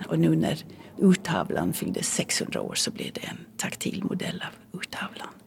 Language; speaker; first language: Swedish; early bilingual, heritage; Swedish